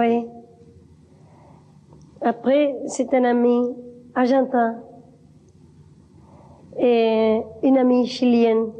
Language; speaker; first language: French; non-native, learner; Spanish